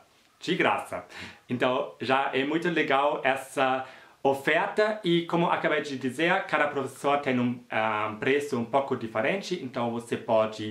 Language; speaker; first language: Portuguese; non-native, fluent; German